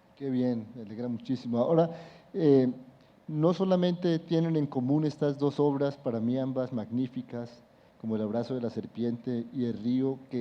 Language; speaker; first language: Spanish; native; Spanish